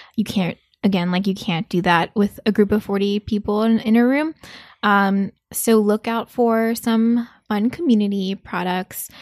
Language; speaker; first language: English; early bilingual, other home language; Korean